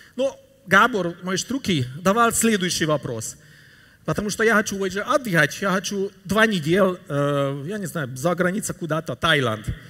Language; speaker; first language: Russian; non-native, learner; Hungarian